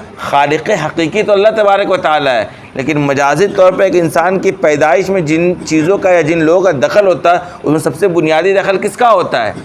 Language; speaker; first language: Urdu; native; Urdu